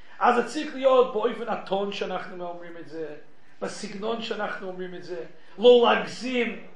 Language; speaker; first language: Hebrew; non-native, fluent; English